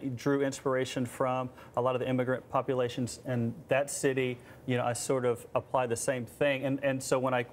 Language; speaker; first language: English; native; English